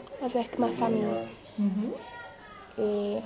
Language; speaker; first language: French; non-native, learner; English